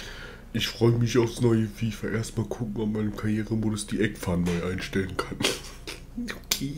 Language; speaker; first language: German; native; German